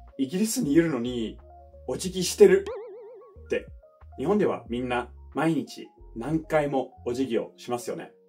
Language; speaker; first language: Japanese; non-native, fluent; English